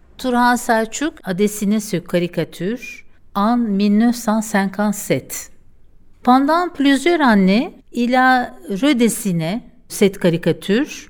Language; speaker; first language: French; non-native, fluent; Turkish